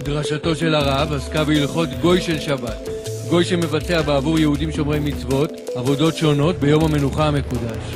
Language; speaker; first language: Hebrew; native; Hebrew